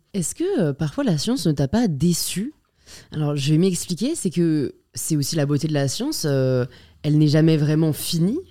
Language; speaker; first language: French; native; French